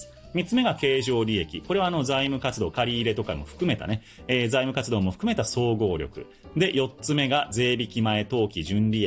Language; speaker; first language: Japanese; native; Japanese